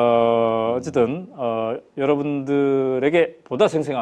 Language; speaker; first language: Korean; native; Korean